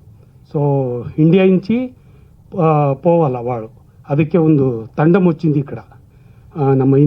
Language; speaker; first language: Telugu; non-native, learner; Kannada